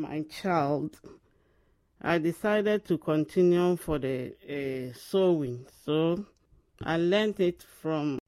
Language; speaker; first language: English; non-native, local second language; Akan